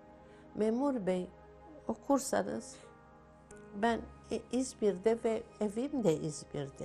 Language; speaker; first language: Turkish; non-native, local second language; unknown